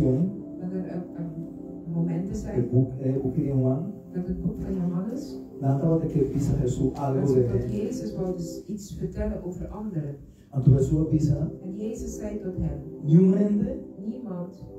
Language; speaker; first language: Dutch; non-native, local second language; Papiamento